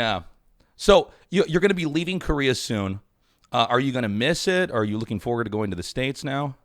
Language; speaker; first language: English; native; English